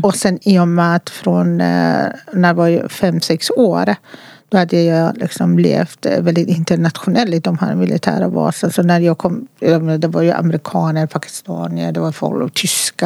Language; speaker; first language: Swedish; non-native, fluent; Persian